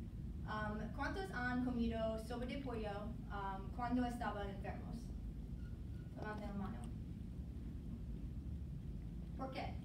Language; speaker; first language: Spanish; non-native, learner; English